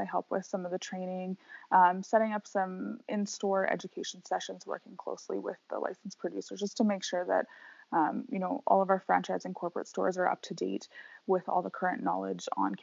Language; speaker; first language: English; native; English